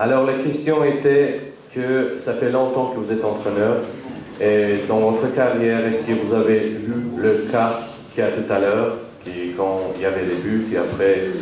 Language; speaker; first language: French; non-native, learner; Azerbaijani